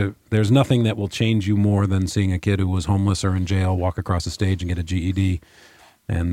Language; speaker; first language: English; native; English